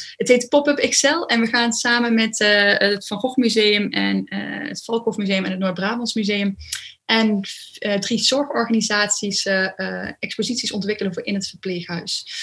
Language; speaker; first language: Dutch; native; Dutch